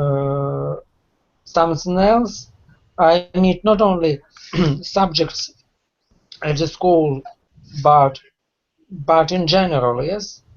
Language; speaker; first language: English; non-native, learner; Russian